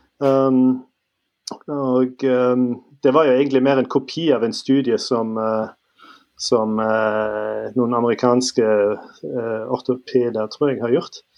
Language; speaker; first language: Norwegian; non-native, fluent; German